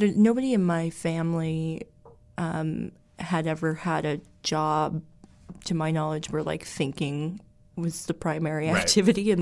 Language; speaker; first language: English; native; English